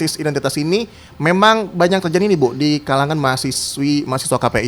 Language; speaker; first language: Indonesian; native; Indonesian